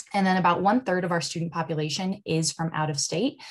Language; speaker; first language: English; native; English